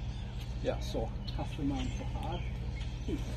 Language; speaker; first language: Swedish; non-native, learner; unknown